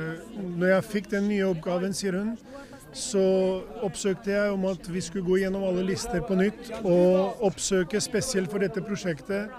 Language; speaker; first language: Swedish; non-native, fluent; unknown